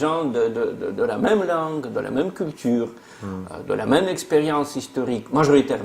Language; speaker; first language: French; non-native, fluent; Russian